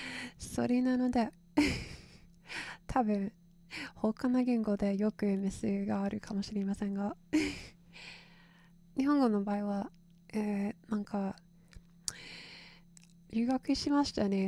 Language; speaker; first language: Japanese; non-native, learner; English